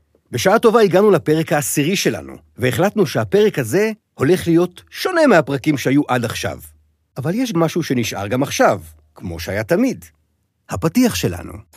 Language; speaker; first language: Hebrew; native; Hebrew